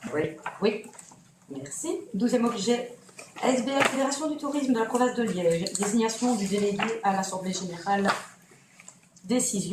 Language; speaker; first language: French; native; French